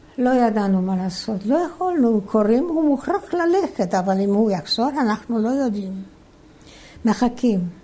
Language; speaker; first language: Hebrew; non-native, fluent; Polish